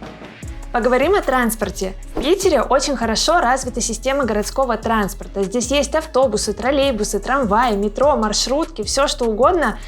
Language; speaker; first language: Russian; native; Russian